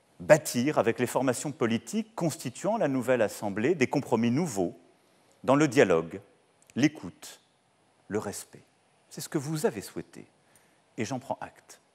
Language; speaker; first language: French; native; French